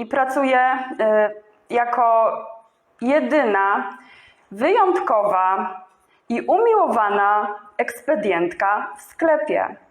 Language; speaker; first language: Polish; native; Polish